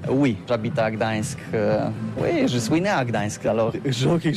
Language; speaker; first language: French; non-native, learner; Polish